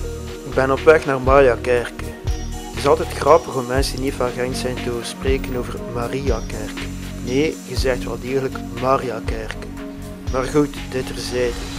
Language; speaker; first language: Dutch; native; Dutch